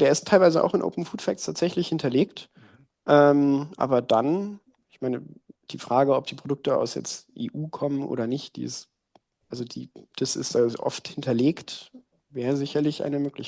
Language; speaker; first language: German; native; German